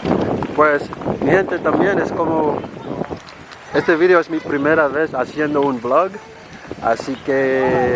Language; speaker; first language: Spanish; non-native, learner; Haitian Creole